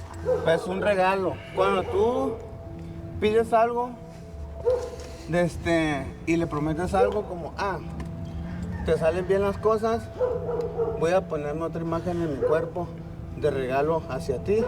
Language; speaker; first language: Spanish; native; Spanish